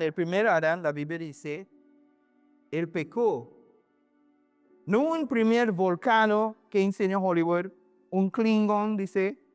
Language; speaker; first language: Spanish; non-native, learner; English